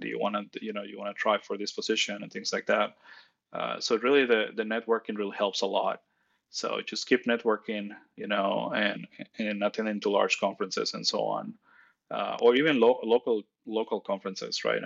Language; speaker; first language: English; non-native, fluent; Spanish